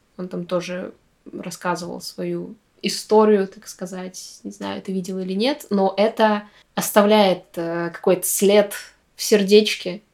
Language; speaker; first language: Russian; native; Russian